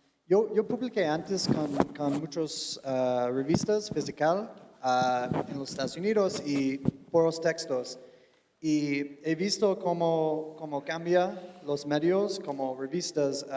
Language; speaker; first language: Spanish; non-native, fluent; English